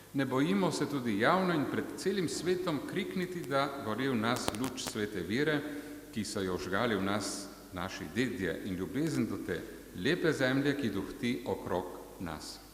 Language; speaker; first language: Slovenian; native; Slovenian